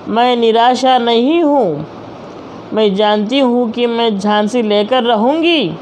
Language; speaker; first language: Hindi; non-native, local second language; Telugu